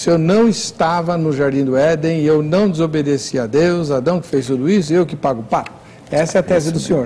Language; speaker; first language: Portuguese; native; Portuguese